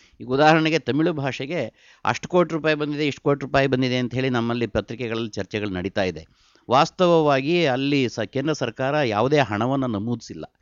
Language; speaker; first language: Kannada; native; Kannada